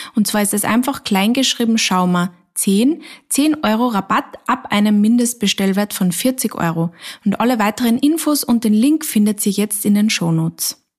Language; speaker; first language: German; native; German